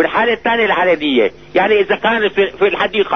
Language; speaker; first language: Arabic; native; Arabic